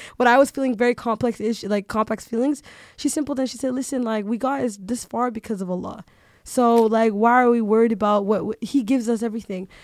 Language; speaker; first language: English; early bilingual, other home language; Somali